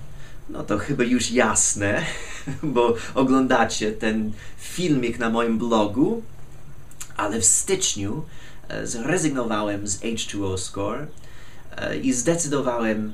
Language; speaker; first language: Polish; non-native, fluent; English